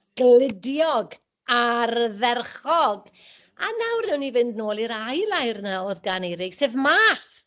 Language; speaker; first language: Welsh; native; Welsh